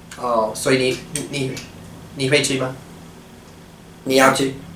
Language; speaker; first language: Chinese; non-native, learner; English